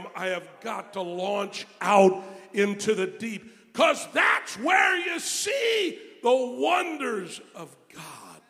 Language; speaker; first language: English; native; English